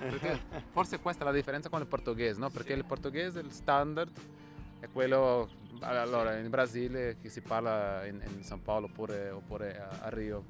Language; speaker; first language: Italian; non-native, fluent; Portuguese